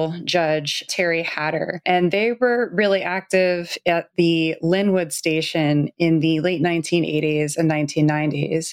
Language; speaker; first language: English; native; English